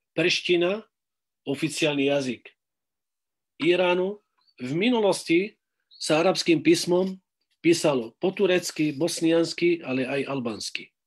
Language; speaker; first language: Slovak; non-native, fluent; Arabic